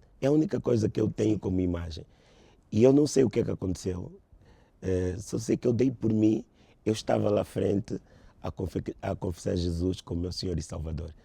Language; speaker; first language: Portuguese; native; Portuguese